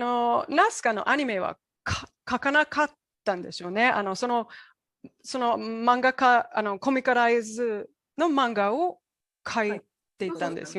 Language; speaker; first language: Japanese; non-native, fluent; English